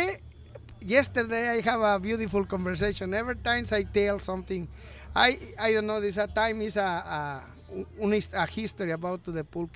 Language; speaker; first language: English; non-native, learner; Spanish